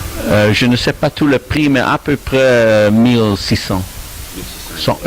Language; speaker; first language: French; non-native, learner; Dutch